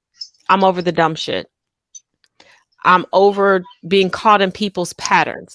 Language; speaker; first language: English; native; English